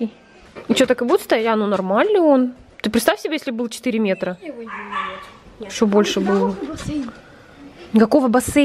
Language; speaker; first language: Russian; native; Russian